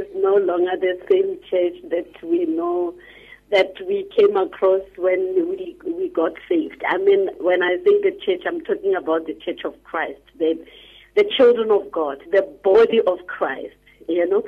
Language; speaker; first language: English; non-native, local second language; Tswana